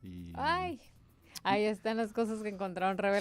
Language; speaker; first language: Spanish; native; Spanish